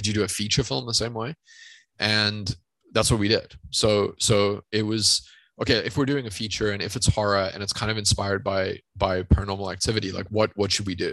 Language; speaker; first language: English; native; English